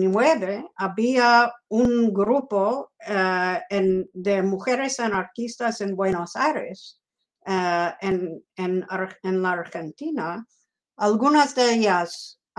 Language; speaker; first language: Spanish; non-native, fluent; English